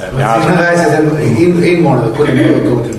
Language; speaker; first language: Danish; non-native, learner; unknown